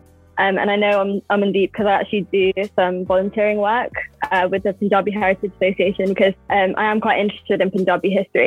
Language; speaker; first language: English; native; English